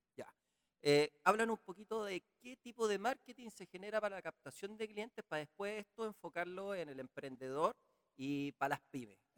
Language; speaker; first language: Spanish; native; Spanish